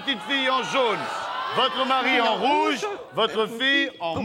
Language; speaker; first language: French; native; French